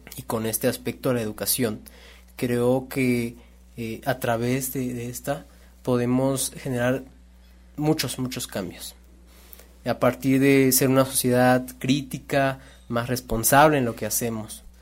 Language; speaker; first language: Spanish; non-native, local second language; Nahuatl languages